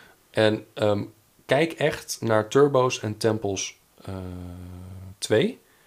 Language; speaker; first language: Dutch; native; Dutch